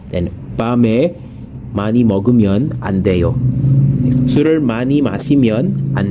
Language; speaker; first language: Korean; non-native, fluent; Filipino